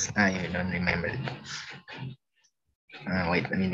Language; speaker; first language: English; non-native, learner; Indonesian